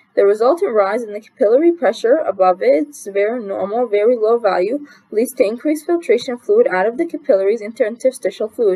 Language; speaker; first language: English; non-native, fluent; Arabic